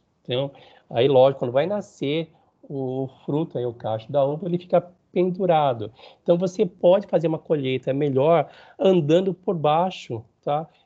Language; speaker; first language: Portuguese; native; Portuguese